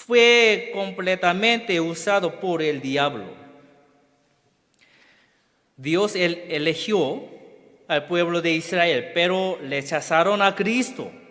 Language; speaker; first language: Spanish; non-native, learner; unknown